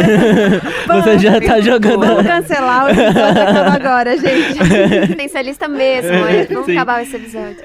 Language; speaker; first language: Portuguese; native; Portuguese